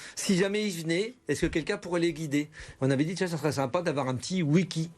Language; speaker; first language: French; native; French